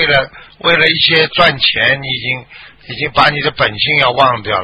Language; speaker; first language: Chinese; native; Chinese